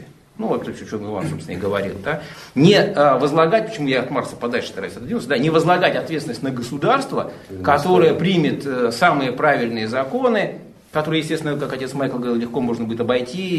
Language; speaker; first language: Russian; native; Russian